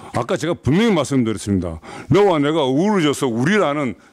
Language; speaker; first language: Korean; native; Korean